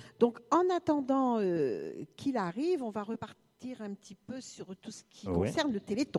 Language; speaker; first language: French; native; French